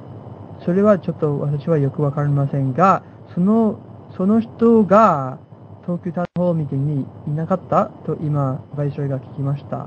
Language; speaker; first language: Japanese; non-native, fluent; English